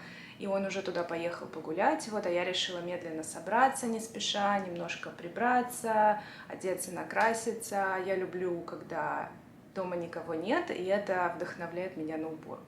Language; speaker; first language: Russian; native; Russian